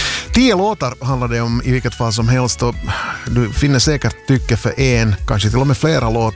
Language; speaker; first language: Swedish; native; Swedish